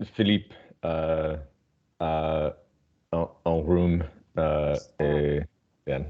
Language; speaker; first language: French; non-native, learner; English